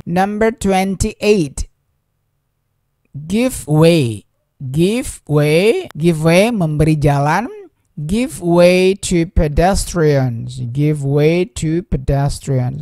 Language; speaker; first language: English; non-native, fluent; Indonesian